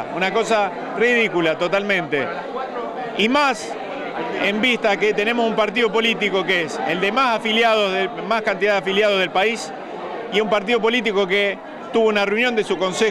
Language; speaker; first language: Spanish; native; Spanish